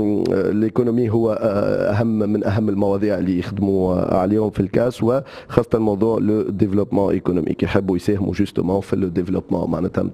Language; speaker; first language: Arabic; native; Arabic